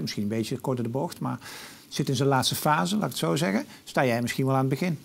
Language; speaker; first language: Dutch; native; Dutch